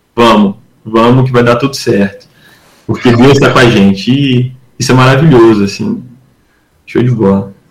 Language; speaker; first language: Portuguese; native; Portuguese